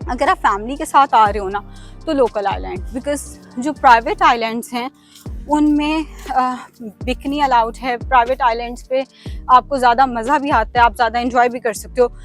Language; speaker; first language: Urdu; native; Urdu